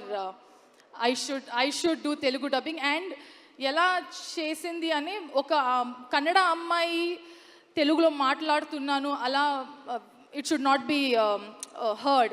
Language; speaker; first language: Telugu; non-native, learner; Tulu